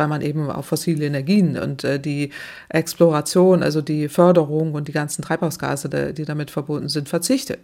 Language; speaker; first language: German; native; German